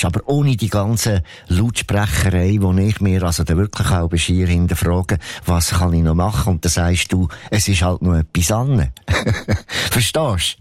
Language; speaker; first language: German; native; German